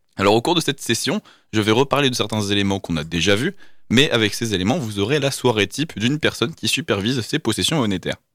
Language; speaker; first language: French; native; French